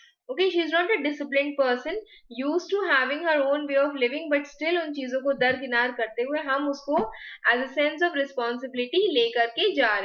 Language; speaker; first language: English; non-native, local second language; Hindi